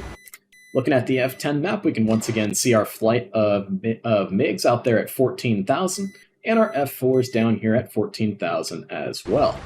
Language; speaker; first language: English; native; English